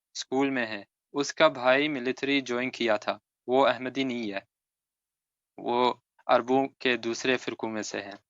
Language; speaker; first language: Urdu; non-native, fluent; Arabic